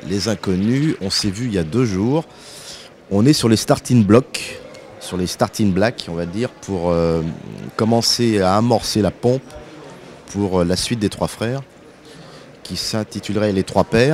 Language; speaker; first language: French; native; French